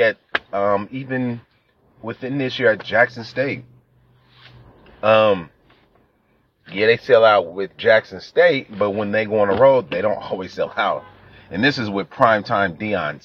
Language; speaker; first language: English; native; English